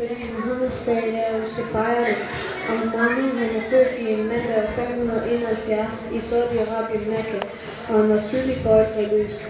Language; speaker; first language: Danish; early bilingual, other home language; Urdu